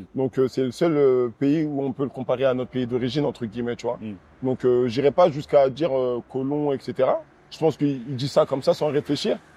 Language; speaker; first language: French; early bilingual, other home language; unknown